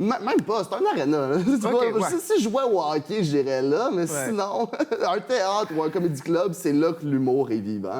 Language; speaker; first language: French; native; French